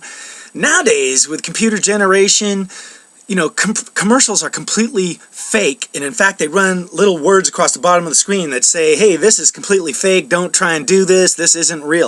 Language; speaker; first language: English; native; English